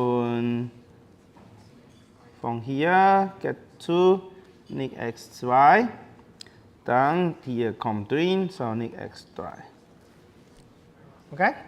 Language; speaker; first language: German; non-native, learner; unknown